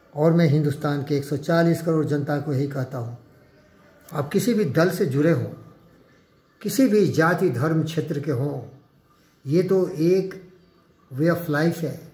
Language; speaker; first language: Hindi; native; Hindi